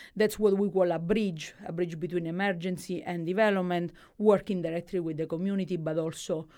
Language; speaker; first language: English; non-native, fluent; Italian